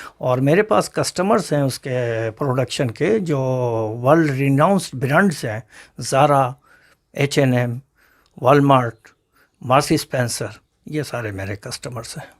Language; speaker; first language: Urdu; native; Urdu